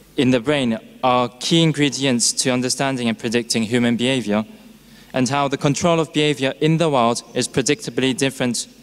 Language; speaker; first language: English; non-native, fluent; French